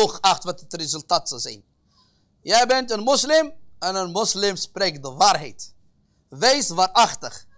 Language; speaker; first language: Dutch; early bilingual, other home language; Arabic